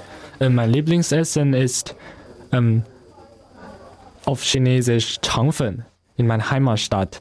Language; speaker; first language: German; non-native, learner; Chinese